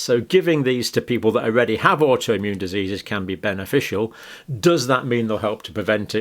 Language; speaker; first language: English; native; English